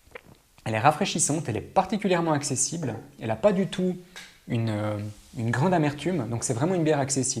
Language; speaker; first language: French; native; French